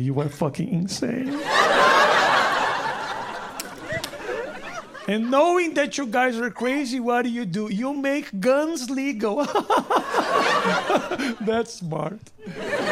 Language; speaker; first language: English; non-native, fluent; Portuguese